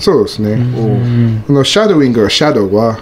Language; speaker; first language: Japanese; non-native, learner; English